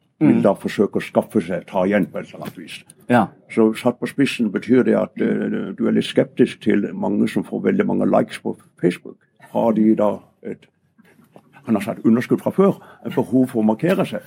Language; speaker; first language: Norwegian; native; Norwegian